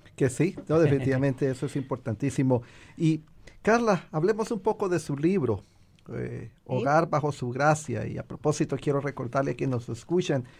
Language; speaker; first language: Spanish; native; Spanish